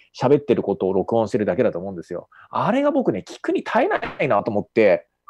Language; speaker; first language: Japanese; native; Japanese